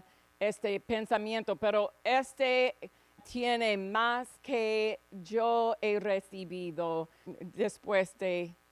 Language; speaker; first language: Spanish; non-native, fluent; English